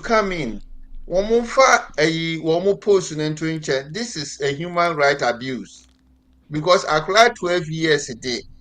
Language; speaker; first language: English; non-native, local second language; Akan